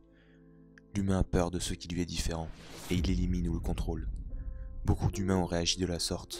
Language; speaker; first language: French; native; French